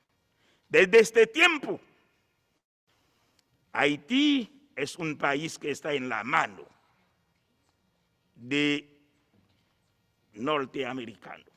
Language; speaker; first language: Spanish; non-native, fluent; Haitian Creole